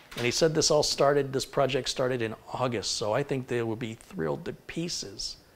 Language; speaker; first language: English; native; English